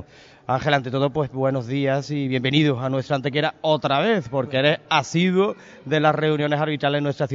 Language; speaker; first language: Spanish; native; Spanish